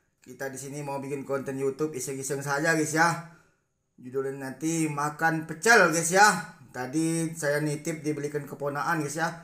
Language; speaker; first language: Indonesian; non-native, local second language; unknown